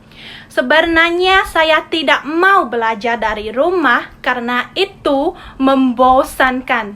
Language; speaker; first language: Indonesian; non-native, learner; Khmer